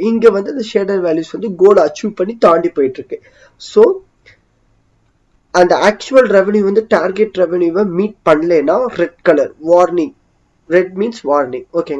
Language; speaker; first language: Tamil; native; Tamil